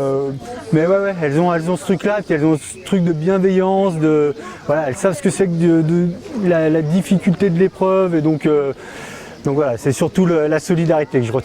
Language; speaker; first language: French; native; French